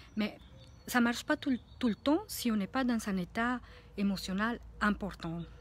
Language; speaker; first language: French; non-native, fluent; Spanish